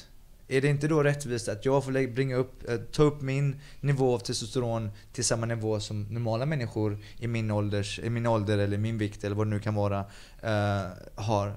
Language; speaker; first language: Swedish; native; Swedish